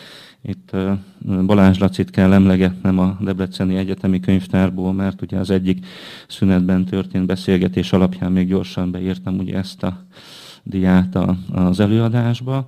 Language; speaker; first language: Hungarian; native; Hungarian